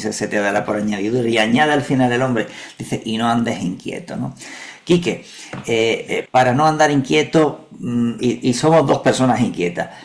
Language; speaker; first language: Spanish; native; Spanish